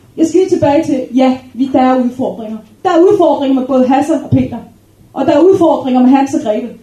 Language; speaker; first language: Danish; early bilingual, other home language; Arabic